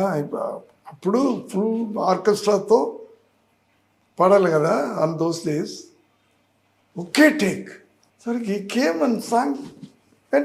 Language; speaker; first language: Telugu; non-native, learner; Tamil